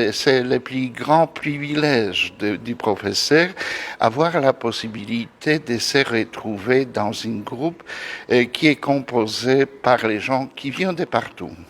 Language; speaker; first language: French; non-native, fluent; Polish